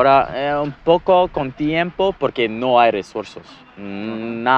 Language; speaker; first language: Spanish; non-native, fluent; English